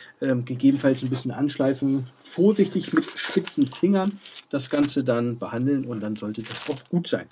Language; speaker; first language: German; native; German